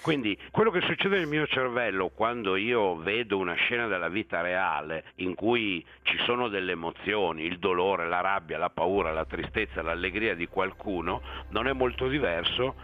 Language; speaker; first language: Italian; native; Italian